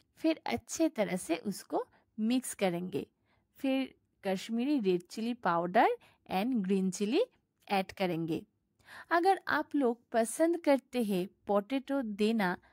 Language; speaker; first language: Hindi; non-native, local second language; Bangla